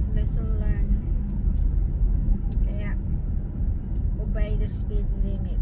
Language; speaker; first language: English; non-native, local second language; Filipino